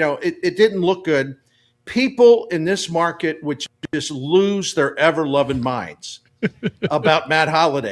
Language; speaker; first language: English; native; English